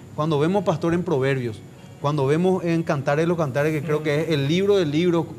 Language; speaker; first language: Spanish; native; Spanish